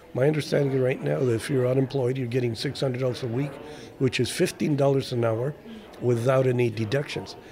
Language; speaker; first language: English; early bilingual, other home language; Spanish